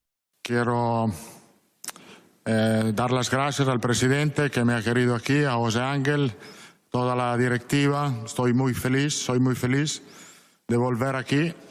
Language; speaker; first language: Spanish; non-native, fluent; Italian